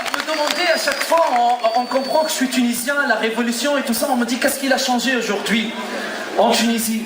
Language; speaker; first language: French; non-native, local second language; Arabic